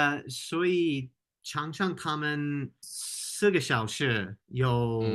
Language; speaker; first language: Chinese; non-native, fluent; English